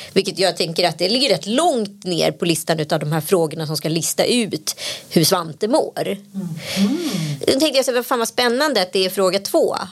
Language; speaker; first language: Swedish; native; Swedish